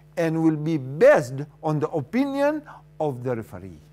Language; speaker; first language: English; non-native, local second language; Swahili